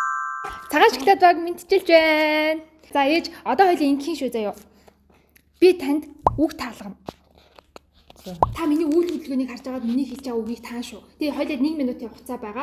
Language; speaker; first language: Mongolian; native; Mongolian